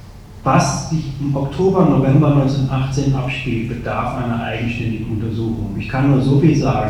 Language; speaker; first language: German; native; German